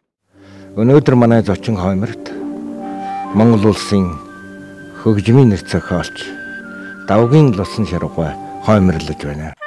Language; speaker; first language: Mongolian; native; Mongolian